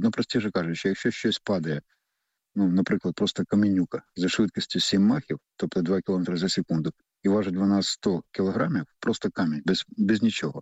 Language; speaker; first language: Ukrainian; native; Ukrainian